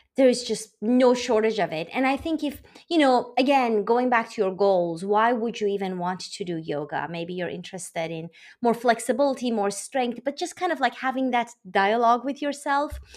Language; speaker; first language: English; non-native, fluent; Persian